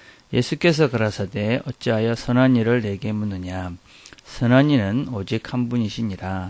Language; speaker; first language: Korean; native; Korean